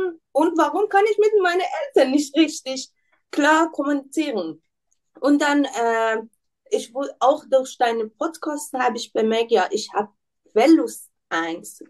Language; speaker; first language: German; non-native, learner; Persian